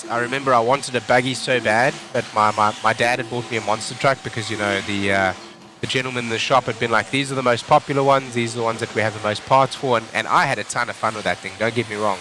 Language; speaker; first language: English; native; English